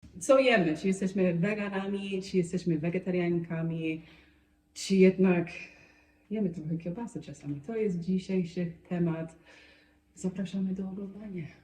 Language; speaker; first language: Polish; non-native, fluent; English